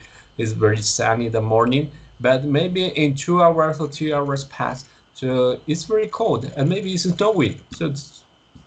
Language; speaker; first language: English; non-native, learner; Spanish